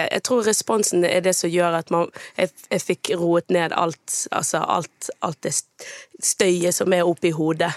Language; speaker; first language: Norwegian; early bilingual, other home language; Portuguese